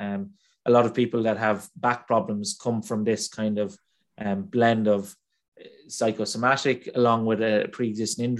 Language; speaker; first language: English; native; English